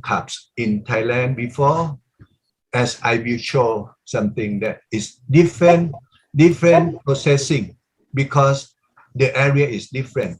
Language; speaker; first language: English; non-native, learner; Thai